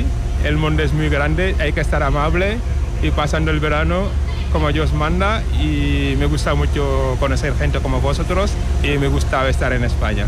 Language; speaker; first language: Spanish; non-native, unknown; Wolof